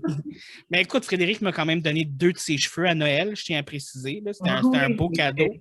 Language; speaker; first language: French; native; French